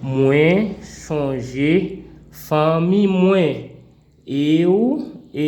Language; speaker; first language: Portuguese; non-native, fluent; Haitian Creole